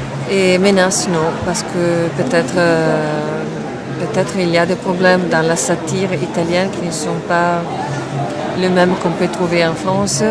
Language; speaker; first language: French; non-native, fluent; Italian